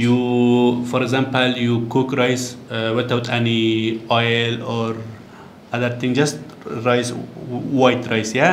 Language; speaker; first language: English; non-native, learner; Persian